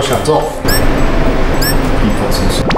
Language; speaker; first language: Chinese; non-native, learner; Japanese